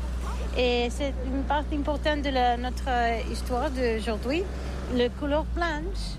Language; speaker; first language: French; non-native, learner; Catalan